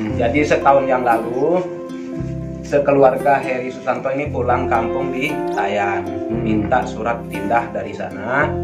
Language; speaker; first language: Indonesian; native; Indonesian